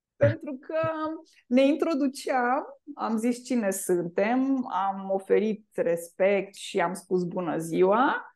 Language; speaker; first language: Romanian; native; Romanian